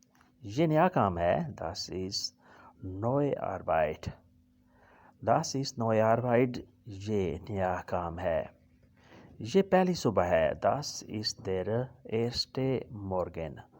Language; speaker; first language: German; non-native, learner; Urdu